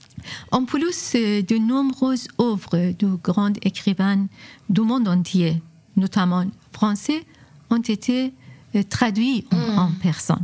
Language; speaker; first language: French; non-native, fluent; Persian